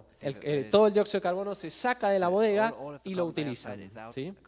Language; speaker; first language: Spanish; native; Spanish